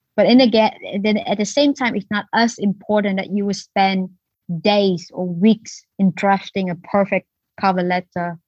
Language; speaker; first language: English; non-native, fluent; Vietnamese